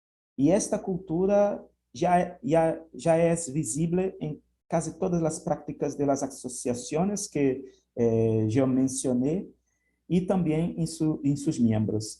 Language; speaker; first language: Spanish; non-native, fluent; Portuguese